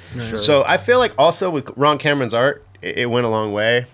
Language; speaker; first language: English; native; English